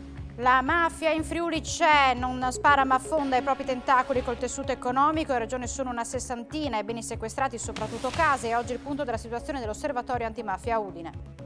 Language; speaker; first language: Italian; native; Italian